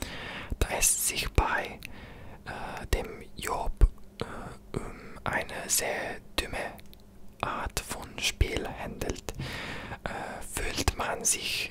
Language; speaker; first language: German; non-native, learner; English